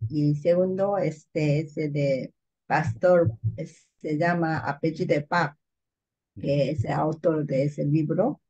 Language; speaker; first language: Spanish; non-native, learner; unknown